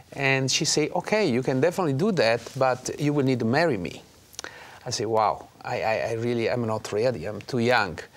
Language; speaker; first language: English; non-native, fluent; Italian